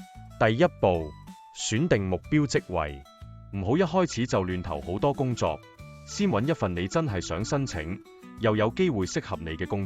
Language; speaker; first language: Cantonese; native; Cantonese